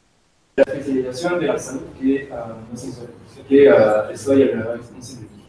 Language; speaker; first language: Spanish; non-native, learner; French